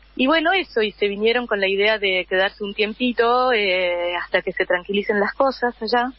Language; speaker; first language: Spanish; early bilingual, heritage; Spanish